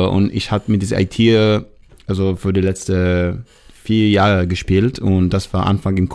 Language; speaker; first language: German; non-native, learner; Hebrew